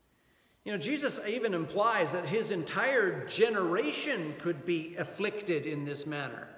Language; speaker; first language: English; native; English